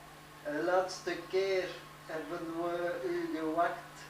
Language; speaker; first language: Dutch; non-native, learner; French